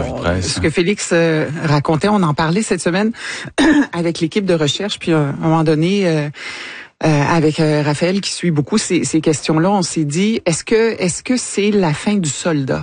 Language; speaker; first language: French; native; French